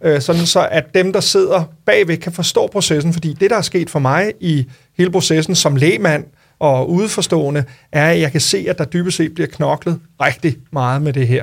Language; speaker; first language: Danish; native; Danish